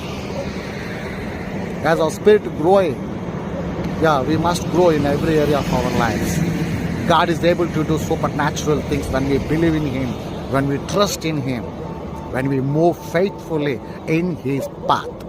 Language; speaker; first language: English; non-native, local second language; Telugu